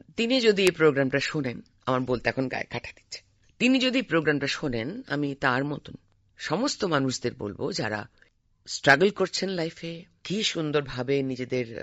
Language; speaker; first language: Bangla; native; Bangla